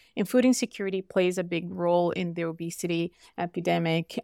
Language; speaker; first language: English; non-native, fluent; Portuguese